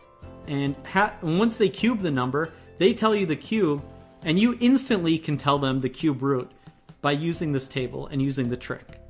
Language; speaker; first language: English; native; English